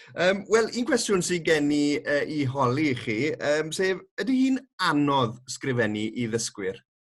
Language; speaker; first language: Welsh; native; Welsh